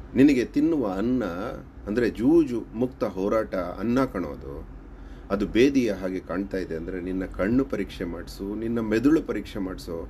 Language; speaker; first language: Kannada; native; Kannada